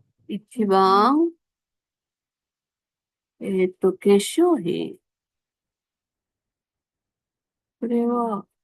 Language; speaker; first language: Japanese; non-native, fluent; Filipino